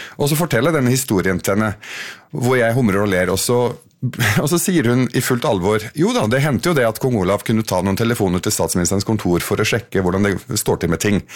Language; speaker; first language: Norwegian; early bilingual, other home language; Arabic